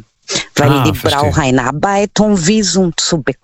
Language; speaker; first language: German; non-native, learner; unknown